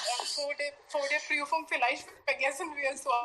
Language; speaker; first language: German; non-native, learner; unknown